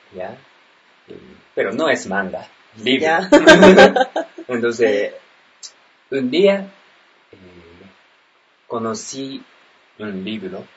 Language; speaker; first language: Spanish; non-native, learner; Japanese